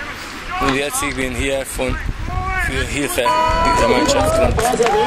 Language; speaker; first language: German; non-native, learner; Hungarian